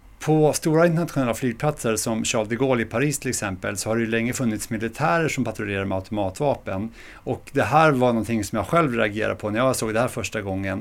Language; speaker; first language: Swedish; native; Swedish